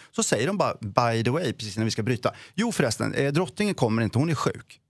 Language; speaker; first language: Swedish; native; Swedish